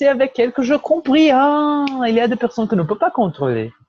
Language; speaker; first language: French; non-native, fluent; Portuguese